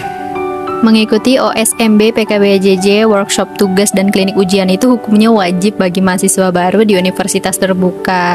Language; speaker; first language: Indonesian; native; Indonesian